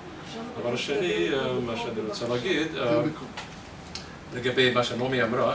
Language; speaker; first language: Hebrew; non-native, fluent; Hungarian